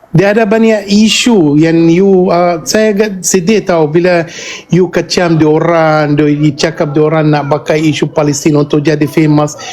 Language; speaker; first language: Malay; non-native, fluent; Arabic